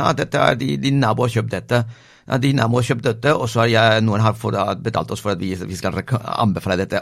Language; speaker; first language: Norwegian; non-native, fluent; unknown